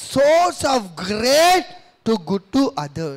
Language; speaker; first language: English; non-native, local second language; Telugu